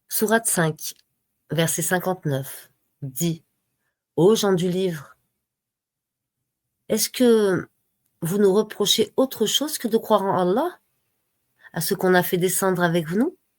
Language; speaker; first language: French; native; French